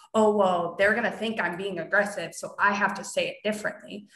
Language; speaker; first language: English; native; English